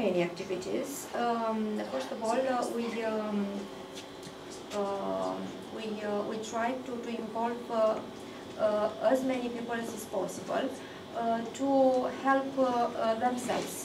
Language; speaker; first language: English; non-native, fluent; Romanian